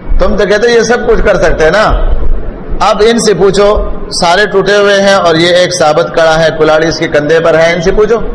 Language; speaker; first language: Urdu; non-native, local second language; Pashto